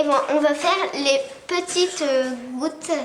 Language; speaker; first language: French; native; French